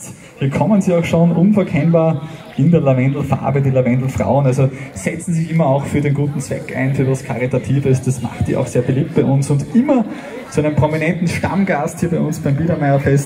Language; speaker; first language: German; native; German